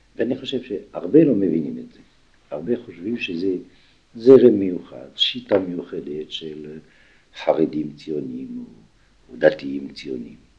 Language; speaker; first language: Hebrew; non-native, fluent; French